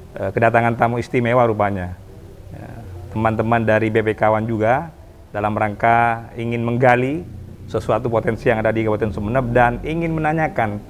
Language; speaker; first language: Indonesian; non-native, local second language; Madurese